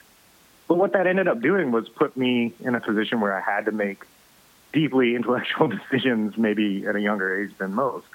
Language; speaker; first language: English; native; English